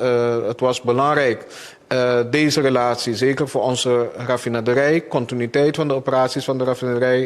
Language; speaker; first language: Dutch; non-native, local second language; Papiamento